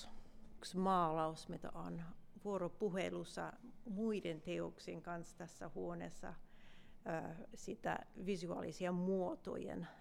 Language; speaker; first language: Finnish; non-native, fluent; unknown